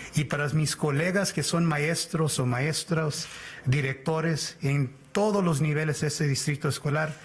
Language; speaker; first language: Spanish; early bilingual, heritage; Spanish